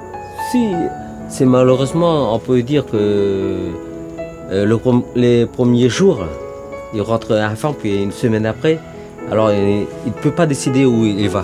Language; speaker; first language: French; early bilingual, other home language; Vietnamese